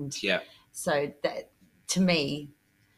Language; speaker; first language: English; native; English